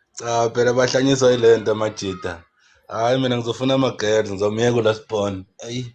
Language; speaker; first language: Zulu; native; Zulu